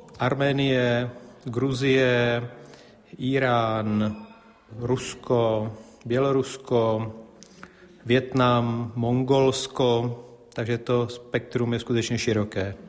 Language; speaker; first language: Czech; native; Czech